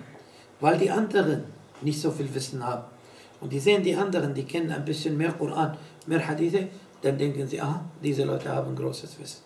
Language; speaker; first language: German; non-native, fluent; Arabic